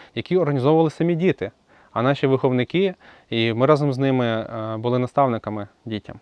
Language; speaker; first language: Ukrainian; native; Ukrainian